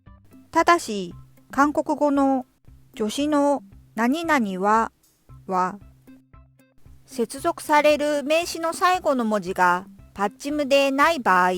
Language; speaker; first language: Japanese; non-native, fluent; Korean